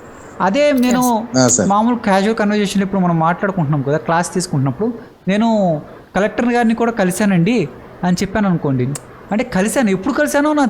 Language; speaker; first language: Telugu; native; Telugu